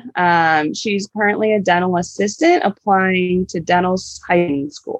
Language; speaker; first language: English; native; English